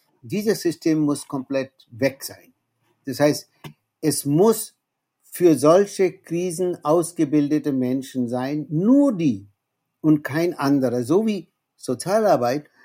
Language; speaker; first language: German; non-native, fluent; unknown